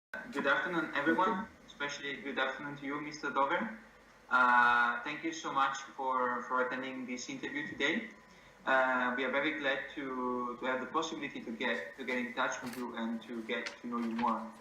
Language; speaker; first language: English; non-native, fluent; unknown